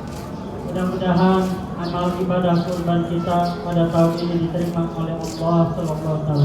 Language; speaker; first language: Indonesian; native; Indonesian